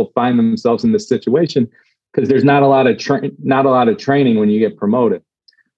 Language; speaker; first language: English; native; English